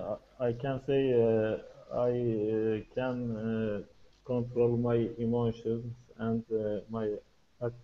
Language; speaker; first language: English; non-native, learner; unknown